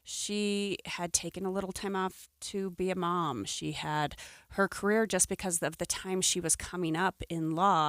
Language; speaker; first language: English; native; English